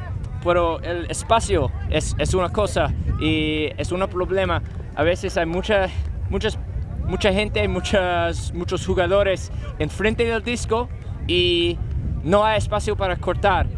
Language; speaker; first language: Spanish; non-native, learner; English